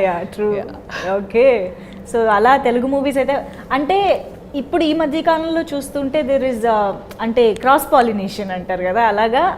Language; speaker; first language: Telugu; native; Telugu